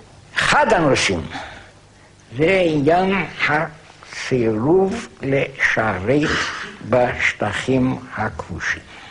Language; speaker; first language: Hebrew; non-native, fluent; German